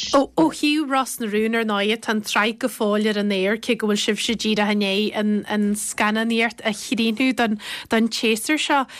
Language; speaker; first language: Irish; native; Irish